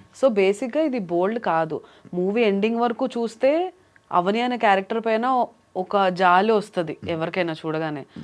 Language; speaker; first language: Telugu; native; Telugu